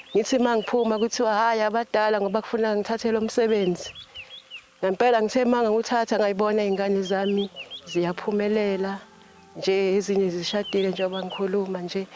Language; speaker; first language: Zulu; native; Zulu